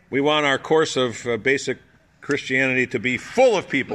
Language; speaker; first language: English; native; English